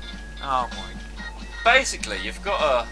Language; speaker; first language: English; native; English